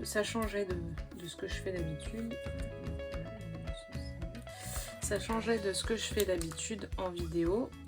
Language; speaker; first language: French; native; French